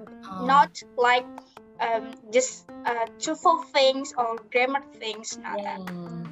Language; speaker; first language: English; non-native, learner; Indonesian